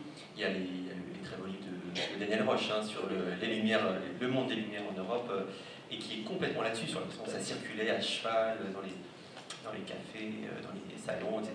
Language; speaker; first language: French; native; French